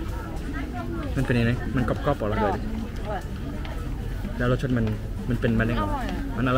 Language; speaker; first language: Thai; non-native, fluent; French